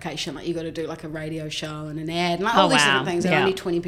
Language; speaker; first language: English; native; English